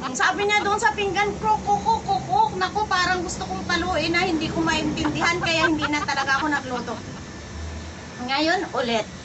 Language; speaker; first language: Filipino; non-native, local second language; Cebuano